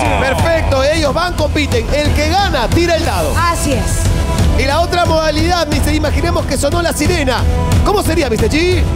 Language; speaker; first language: Spanish; native; Spanish